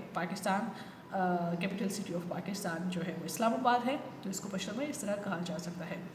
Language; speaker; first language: Urdu; non-native, local second language; Pashto